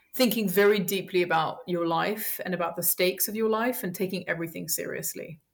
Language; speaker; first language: English; early bilingual, heritage; French